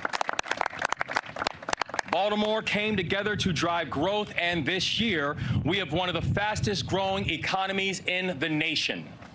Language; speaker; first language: English; native; English